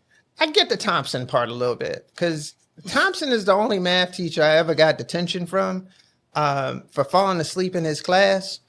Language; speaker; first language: English; native; English